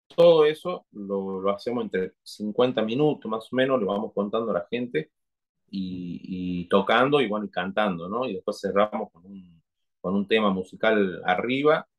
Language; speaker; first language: Spanish; native; Spanish